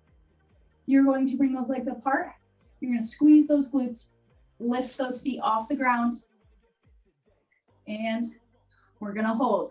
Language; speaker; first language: English; native; English